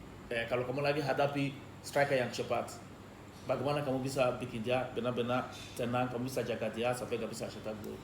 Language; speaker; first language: Indonesian; non-native, fluent; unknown